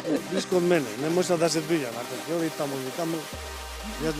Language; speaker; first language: Macedonian; non-native, learner; Spanish